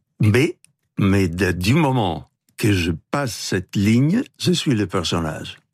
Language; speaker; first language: French; non-native, fluent; Italian